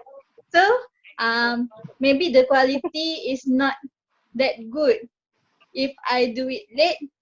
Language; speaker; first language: English; non-native, learner; Malay